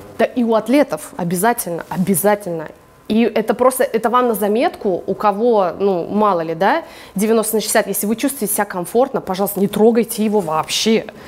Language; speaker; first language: Russian; early bilingual, heritage; English